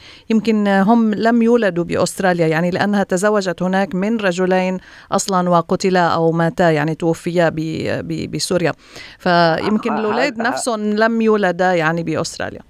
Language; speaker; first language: Arabic; native; Arabic